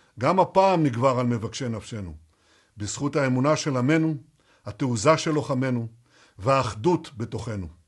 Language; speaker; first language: Hebrew; native; Hebrew